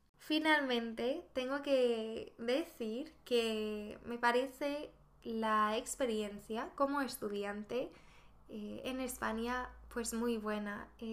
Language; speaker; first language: Spanish; non-native, fluent; Swedish